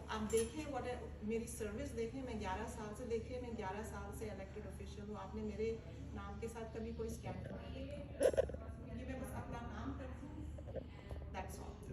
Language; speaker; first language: Hindi; non-native, local second language; Telugu